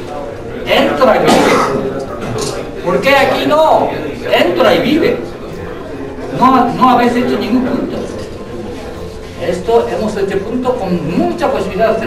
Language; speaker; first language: Spanish; non-native, learner; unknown